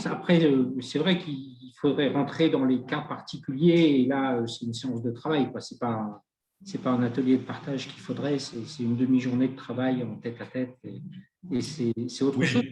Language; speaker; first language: French; native; French